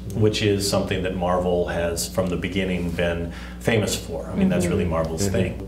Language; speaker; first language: English; native; English